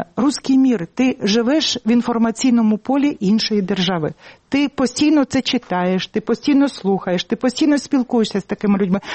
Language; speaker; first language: Ukrainian; native; Ukrainian